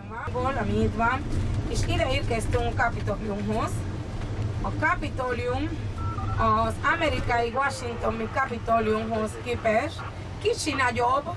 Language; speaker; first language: Hungarian; non-native, fluent; Spanish